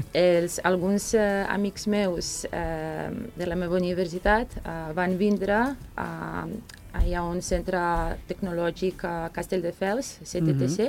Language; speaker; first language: Catalan; non-native, fluent; Serbian